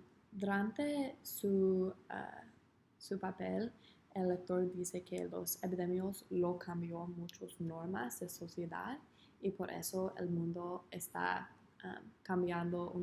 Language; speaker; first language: Spanish; non-native, learner; English